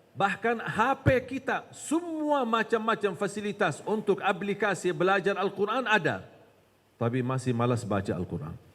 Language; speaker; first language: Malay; non-native, fluent; Arabic